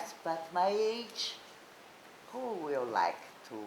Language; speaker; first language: English; non-native, learner; Portuguese